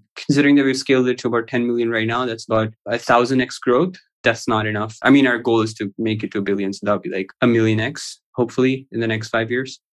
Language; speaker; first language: English; non-native, local second language; Urdu